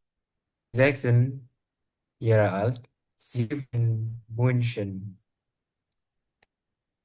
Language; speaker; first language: German; non-native, learner; Indonesian